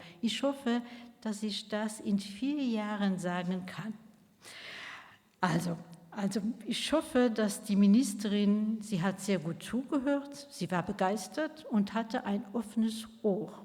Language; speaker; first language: German; non-native, local second language; Luxembourgish